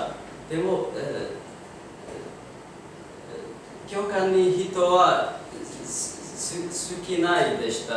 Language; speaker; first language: Japanese; non-native, learner; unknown